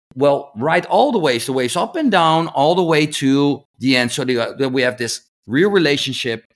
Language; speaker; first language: English; non-native, fluent; Dutch